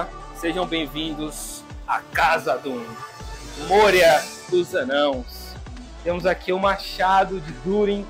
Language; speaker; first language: Portuguese; native; Portuguese